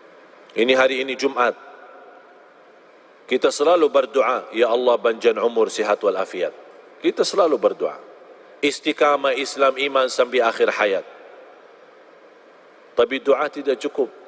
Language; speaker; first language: Indonesian; non-native, fluent; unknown